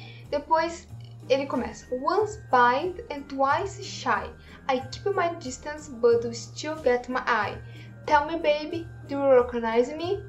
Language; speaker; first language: English; non-native, fluent; Portuguese